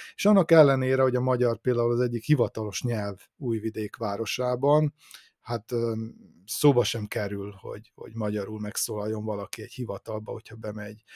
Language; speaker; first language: Hungarian; native; Hungarian